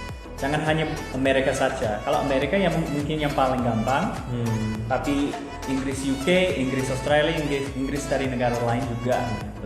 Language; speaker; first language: Indonesian; non-native, fluent; English